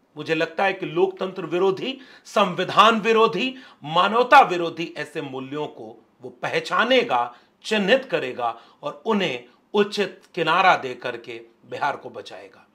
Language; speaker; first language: Hindi; native; Hindi